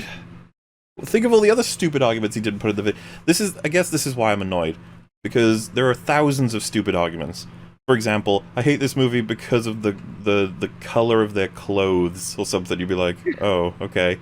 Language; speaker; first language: English; native; English